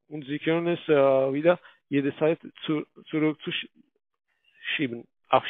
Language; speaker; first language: German; non-native, fluent; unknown